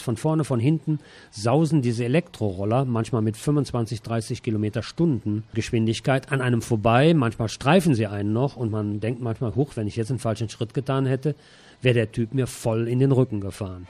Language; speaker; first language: German; native; German